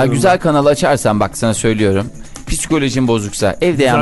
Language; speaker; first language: Turkish; native; Turkish